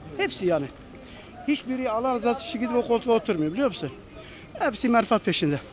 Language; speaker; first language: Turkish; native; Turkish